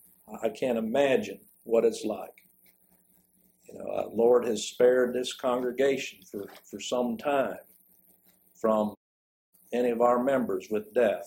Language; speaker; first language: English; native; English